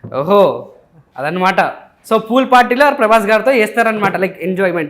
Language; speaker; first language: Telugu; native; Telugu